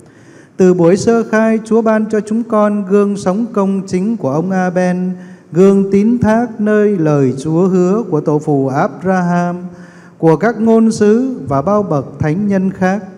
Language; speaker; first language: Vietnamese; native; Vietnamese